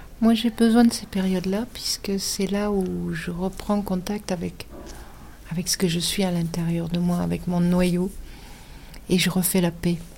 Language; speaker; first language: French; non-native, fluent; German